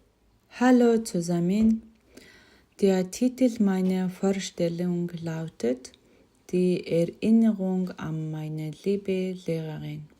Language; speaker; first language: German; non-native, learner; Mongolian